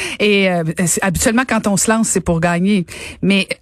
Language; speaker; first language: French; native; French